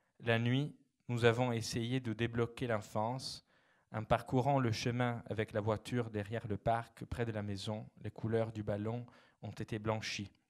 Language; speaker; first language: French; non-native, fluent; Italian